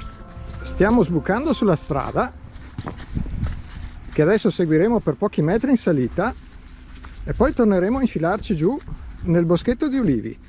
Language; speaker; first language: Italian; native; Italian